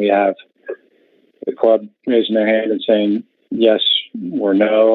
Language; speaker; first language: English; native; English